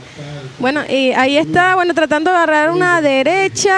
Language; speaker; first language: Spanish; native; Spanish